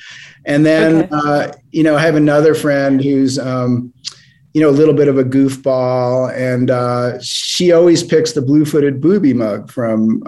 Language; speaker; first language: English; native; English